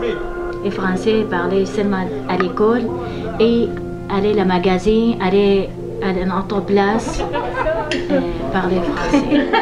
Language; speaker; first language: French; non-native, learner; Arabic